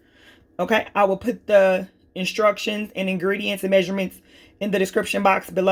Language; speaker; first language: English; native; English